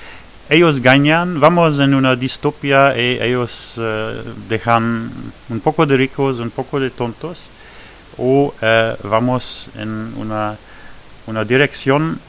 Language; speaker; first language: Spanish; non-native, fluent; French